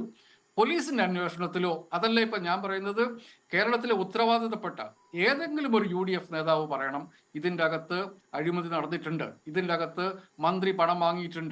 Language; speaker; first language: Malayalam; native; Malayalam